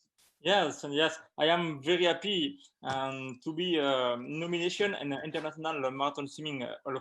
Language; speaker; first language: English; non-native, learner; French